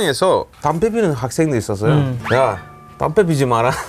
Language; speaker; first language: Korean; non-native, fluent; Turkish